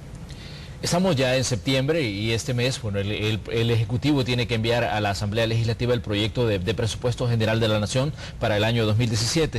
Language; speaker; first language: Spanish; native; Spanish